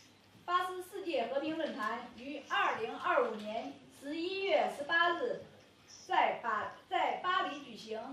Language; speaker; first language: Chinese; native; Chinese